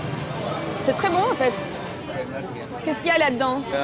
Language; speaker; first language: French; native; French